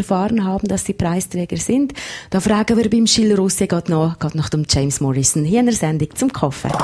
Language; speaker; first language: German; native; German